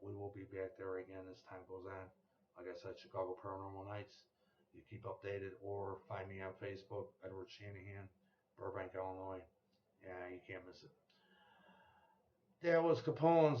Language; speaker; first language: English; native; English